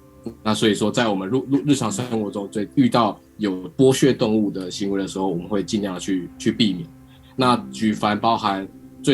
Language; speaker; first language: Chinese; native; Chinese